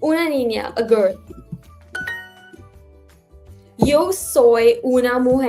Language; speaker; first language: Spanish; non-native, learner; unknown